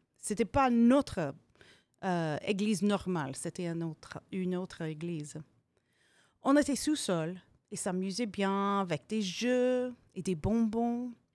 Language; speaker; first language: French; non-native, fluent; English